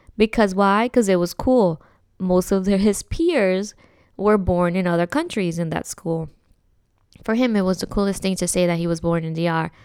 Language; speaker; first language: English; early bilingual, other home language; Spanish